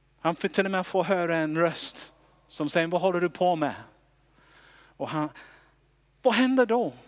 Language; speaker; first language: Swedish; non-native, fluent; English